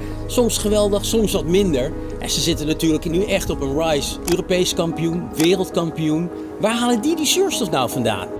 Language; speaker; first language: Dutch; native; Dutch